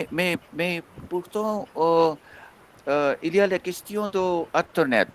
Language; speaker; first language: French; non-native, fluent; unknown